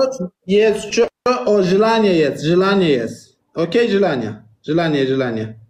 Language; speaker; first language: Russian; non-native, learner; Turkmen